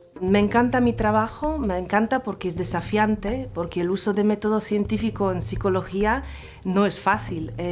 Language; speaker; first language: Spanish; non-native, fluent; Polish